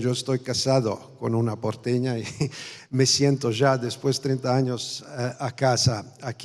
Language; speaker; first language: Spanish; non-native, fluent; Croatian